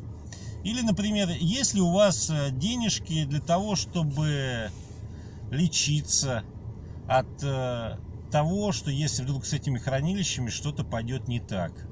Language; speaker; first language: Russian; native; Russian